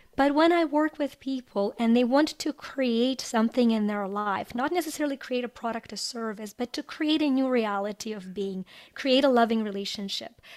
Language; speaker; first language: English; non-native, fluent; Ukrainian